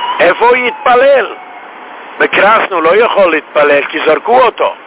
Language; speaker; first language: Hebrew; non-native, fluent; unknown